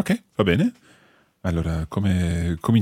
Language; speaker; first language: Italian; non-native, fluent; English